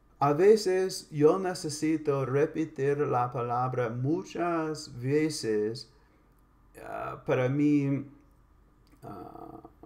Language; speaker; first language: Spanish; non-native, learner; English